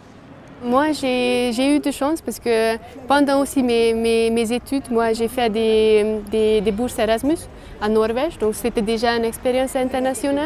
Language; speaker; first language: French; non-native, learner; Hungarian